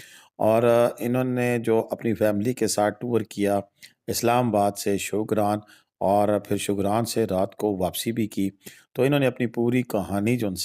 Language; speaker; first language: Hindi; non-native, local second language; Punjabi